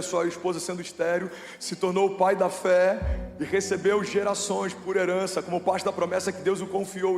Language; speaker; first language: Portuguese; native; Portuguese